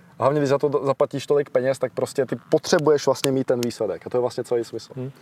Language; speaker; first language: Czech; early bilingual, other home language; Russian